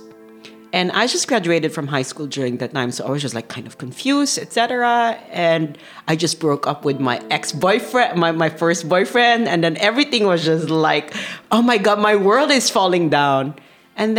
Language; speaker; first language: English; non-native, local second language; Filipino